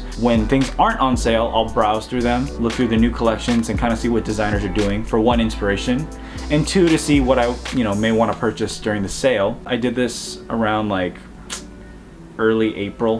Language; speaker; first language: English; native; English